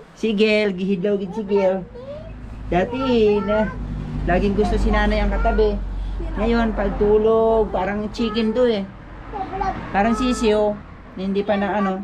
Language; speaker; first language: Filipino; non-native, local second language; Cebuano